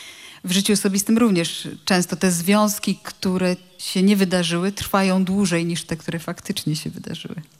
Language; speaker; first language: Polish; native; Polish